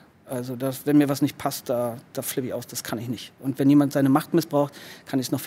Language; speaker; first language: German; native; German